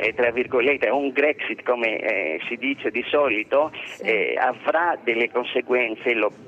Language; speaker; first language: Italian; non-native, fluent; Greek